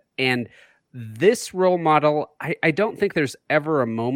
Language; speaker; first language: English; native; English